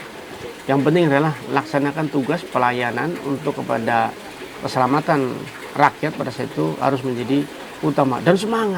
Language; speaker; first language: Indonesian; native; Indonesian